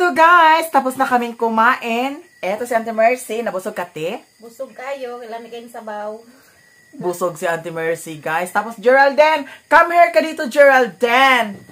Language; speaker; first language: Filipino; non-native, local second language; Cebuano